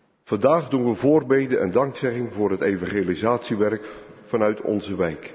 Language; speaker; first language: Dutch; native; Dutch